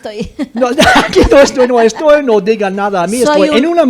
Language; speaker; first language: Spanish; non-native, fluent; English